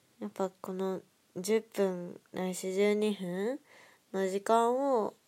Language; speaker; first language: Japanese; native; Japanese